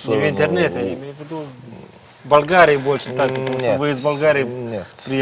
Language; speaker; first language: Russian; non-native, local second language; Romanian